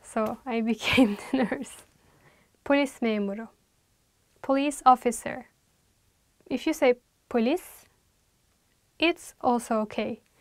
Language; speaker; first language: English; non-native, fluent; Turkish